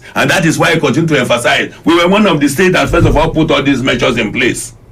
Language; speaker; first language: English; non-native, local second language; Yoruba